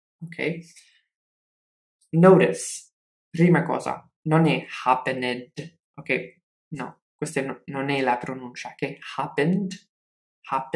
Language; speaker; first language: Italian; non-native, fluent; English